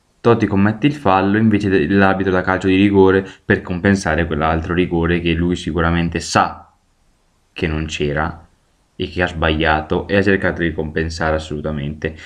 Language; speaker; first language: Italian; native; Italian